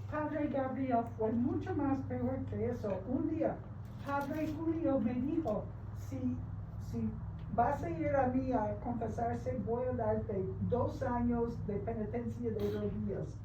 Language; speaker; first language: Spanish; early bilingual, heritage; English